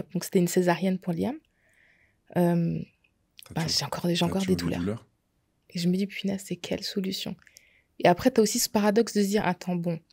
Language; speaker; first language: French; native; French